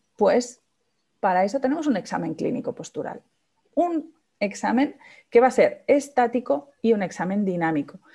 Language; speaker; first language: Spanish; native; Spanish